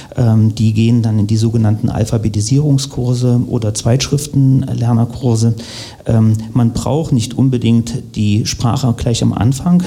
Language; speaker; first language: German; native; German